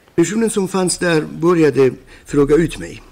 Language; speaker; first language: Swedish; non-native, fluent; Persian